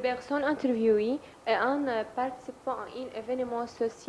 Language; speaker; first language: French; non-native, learner; Arabic